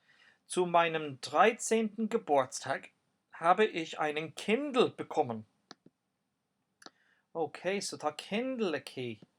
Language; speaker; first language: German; non-native, fluent; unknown